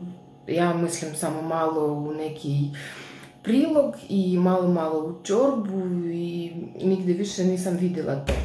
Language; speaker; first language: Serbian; non-native, learner; Russian